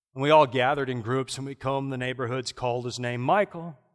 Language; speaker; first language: English; native; English